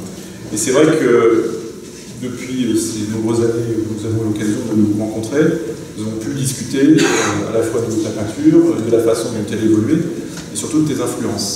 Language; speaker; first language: French; native; French